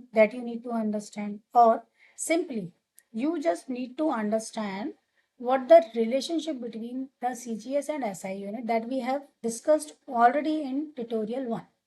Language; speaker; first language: English; non-native, local second language; Hindi